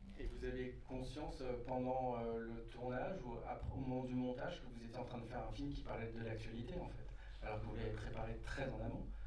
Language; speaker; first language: French; native; French